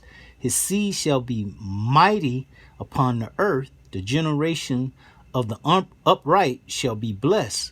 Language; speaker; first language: English; native; English